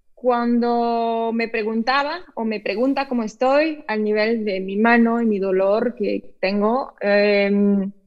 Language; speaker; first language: Spanish; early bilingual, other home language; French